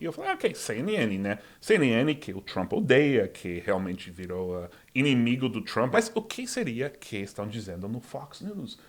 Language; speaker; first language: Portuguese; non-native, fluent; English